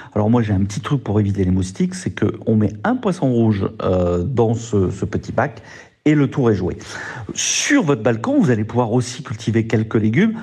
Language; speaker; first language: French; native; French